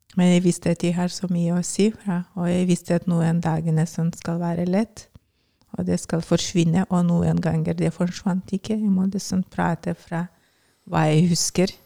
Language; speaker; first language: Norwegian; non-native, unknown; Lithuanian